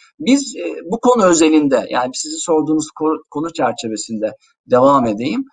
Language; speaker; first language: Turkish; native; Turkish